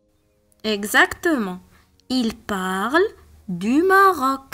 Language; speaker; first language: French; non-native, local second language; Arabic